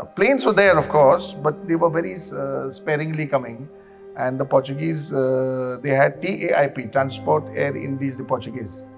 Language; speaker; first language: English; non-native, local second language; Konkani